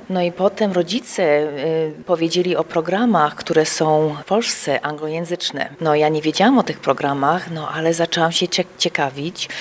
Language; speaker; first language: Polish; early bilingual, heritage; Polish